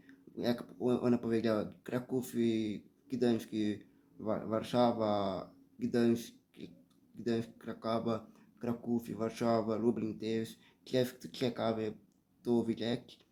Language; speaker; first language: Polish; early bilingual, heritage; Portuguese